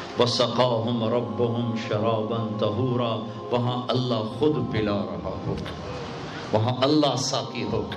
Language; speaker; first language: Urdu; non-native, local second language; Punjabi